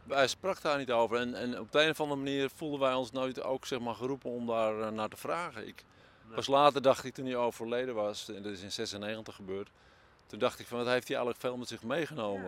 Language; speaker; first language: Dutch; native; Dutch